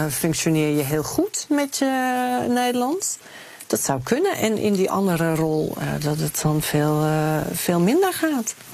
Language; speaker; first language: Dutch; native; Dutch